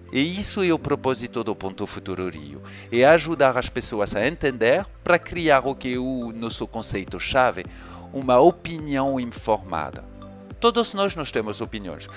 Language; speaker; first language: Portuguese; non-native, fluent; French